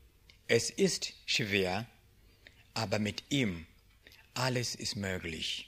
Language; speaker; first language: German; non-native, learner; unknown